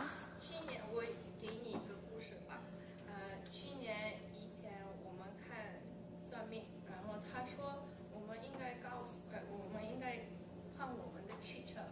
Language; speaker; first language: Chinese; early bilingual, heritage; English